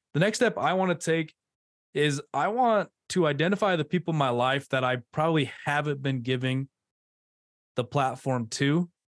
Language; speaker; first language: English; native; English